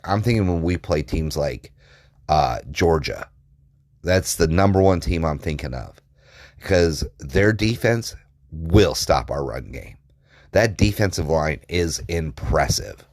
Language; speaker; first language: English; native; English